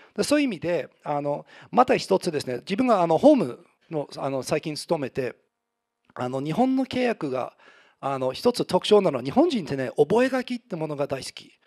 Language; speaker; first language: Japanese; non-native, fluent; English